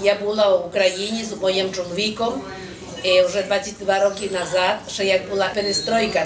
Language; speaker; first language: Ukrainian; early bilingual, heritage; Ukrainian